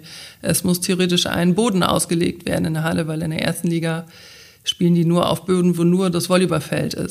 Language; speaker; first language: German; native; German